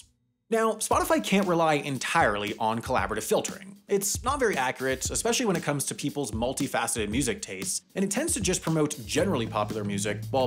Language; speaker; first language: English; native; English